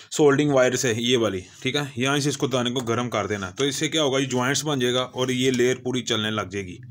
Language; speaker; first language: Urdu; non-native, local second language; Punjabi